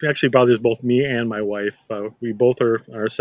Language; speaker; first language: English; native; English